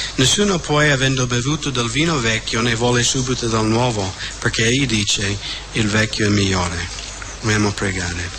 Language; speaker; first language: Italian; non-native, fluent; English